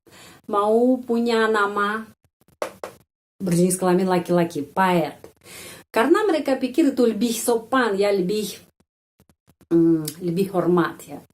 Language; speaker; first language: Indonesian; non-native, fluent; Russian